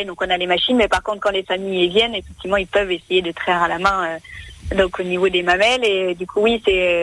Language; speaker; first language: French; native; French